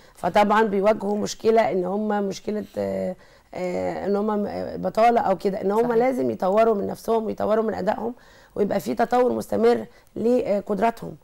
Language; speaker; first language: Arabic; native; Arabic